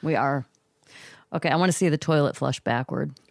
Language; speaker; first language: English; native; English